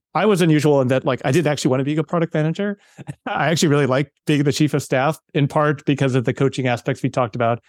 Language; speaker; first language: English; native; English